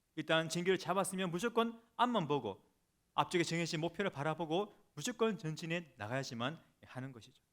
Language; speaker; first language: Korean; native; Korean